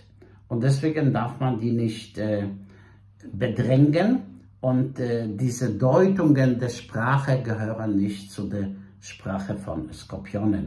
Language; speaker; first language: German; non-native, fluent; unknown